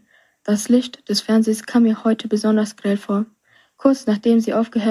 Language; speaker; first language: German; native; German